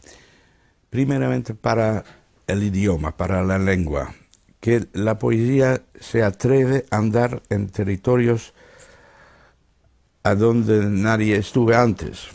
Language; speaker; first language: Spanish; non-native, fluent; Dutch